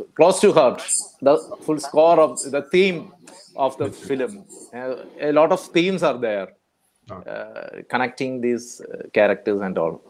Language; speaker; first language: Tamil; non-native, learner; Malayalam